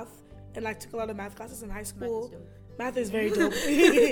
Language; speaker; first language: English; early bilingual, other home language; Ewe